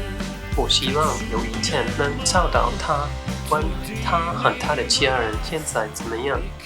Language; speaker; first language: Chinese; non-native, fluent; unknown